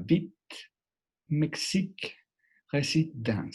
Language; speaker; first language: French; non-native, fluent; Spanish